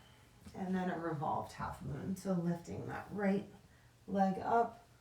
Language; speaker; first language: English; native; English